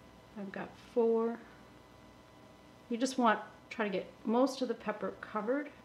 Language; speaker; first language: English; native; English